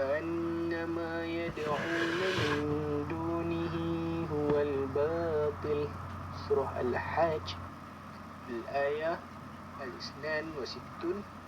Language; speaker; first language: Arabic; non-native, learner; Malay